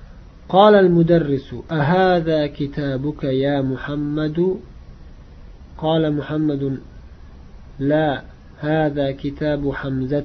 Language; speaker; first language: Arabic; non-native, fluent; Uzbek